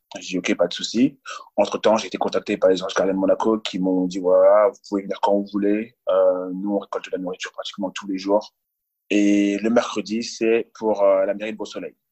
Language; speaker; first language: French; early bilingual, other home language; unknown